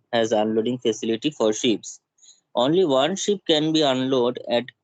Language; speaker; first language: English; non-native, local second language; Bangla